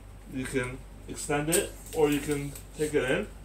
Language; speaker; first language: English; native; English